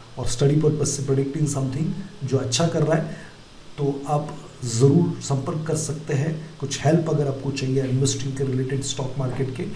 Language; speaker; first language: Hindi; non-native, local second language; Marathi